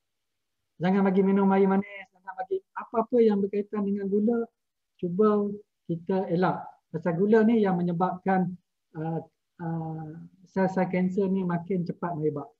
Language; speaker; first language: Malay; native; Malay